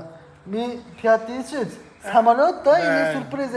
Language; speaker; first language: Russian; non-native, local second language; Uzbek